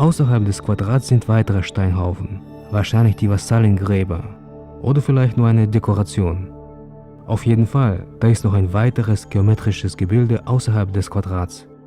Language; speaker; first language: German; native; German